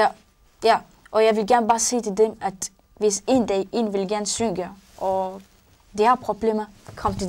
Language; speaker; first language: Danish; non-native, learner; Arabic